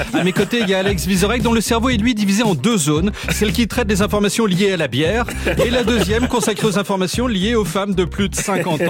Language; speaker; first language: French; native; French